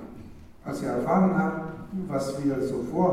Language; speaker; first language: German; non-native, fluent; Russian